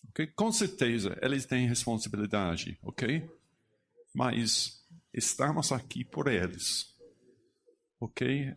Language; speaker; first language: Portuguese; non-native, learner; English